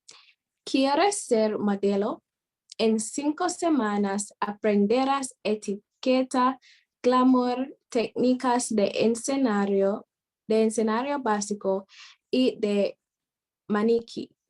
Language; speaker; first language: Spanish; non-native, fluent; English